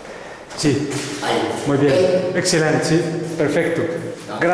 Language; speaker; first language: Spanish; non-native, learner; French